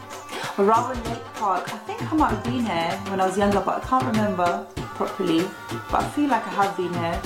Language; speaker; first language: English; early bilingual, other home language; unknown